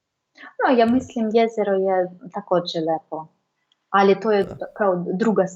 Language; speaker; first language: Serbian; non-native, learner; Russian